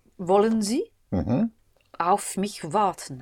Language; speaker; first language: German; non-native, learner; English